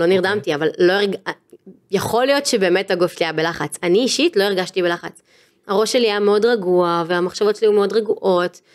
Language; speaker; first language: Hebrew; native; Hebrew